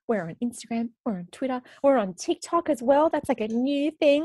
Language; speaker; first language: English; native; English